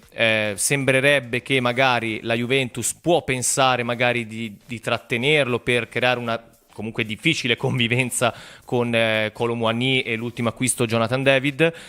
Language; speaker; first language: Italian; native; Italian